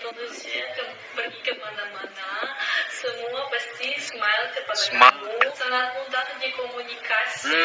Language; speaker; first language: Indonesian; non-native, fluent; Russian